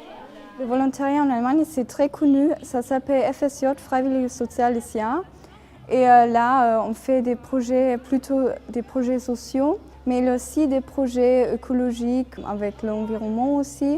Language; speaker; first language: French; non-native, fluent; German